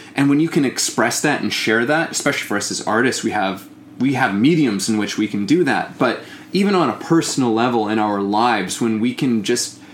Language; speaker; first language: English; native; English